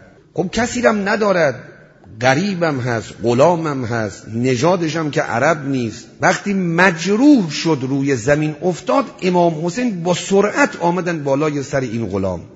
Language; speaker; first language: Persian; native; Persian